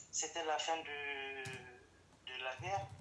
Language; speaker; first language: French; non-native, fluent; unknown